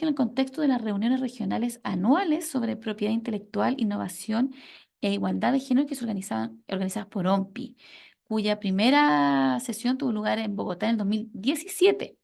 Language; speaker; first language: Spanish; native; Spanish